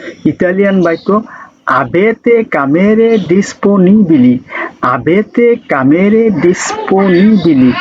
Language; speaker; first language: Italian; non-native, learner; Bangla